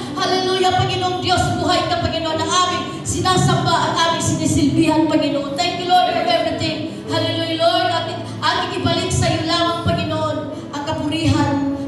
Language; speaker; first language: Filipino; non-native, local second language; Cebuano